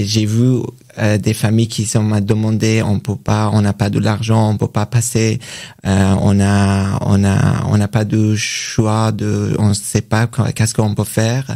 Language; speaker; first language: French; non-native, learner; Persian